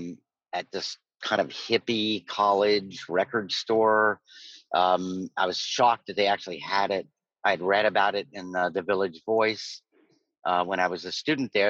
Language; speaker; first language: English; native; English